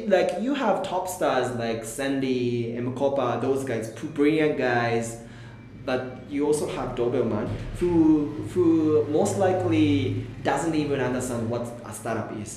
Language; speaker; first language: English; non-native, fluent; Japanese